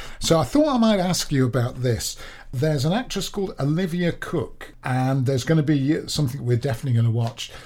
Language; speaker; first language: English; native; English